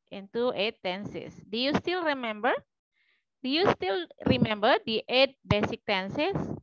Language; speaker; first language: English; non-native, fluent; Indonesian